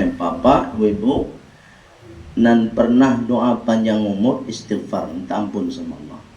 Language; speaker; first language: Malay; non-native, local second language; Minangkabau